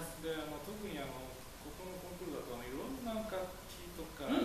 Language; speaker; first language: Japanese; native; Japanese